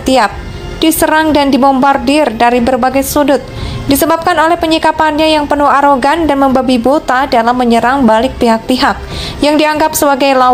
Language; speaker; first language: Indonesian; native; Indonesian